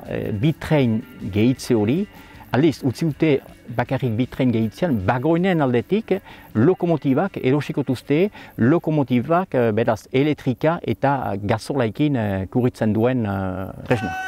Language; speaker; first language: Basque; native; Basque